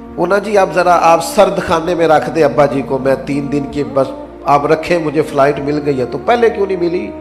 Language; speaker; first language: Urdu; non-native, local second language; Punjabi